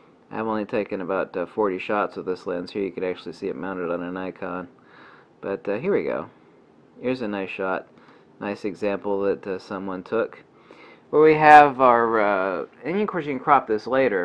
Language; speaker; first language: English; native; English